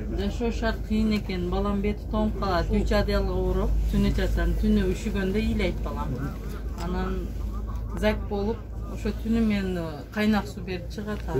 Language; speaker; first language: Kyrgyz; native; Kyrgyz